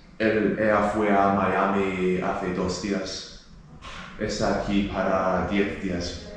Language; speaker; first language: Spanish; non-native, learner; English